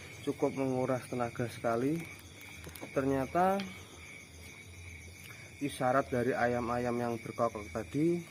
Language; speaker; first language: Indonesian; native; Indonesian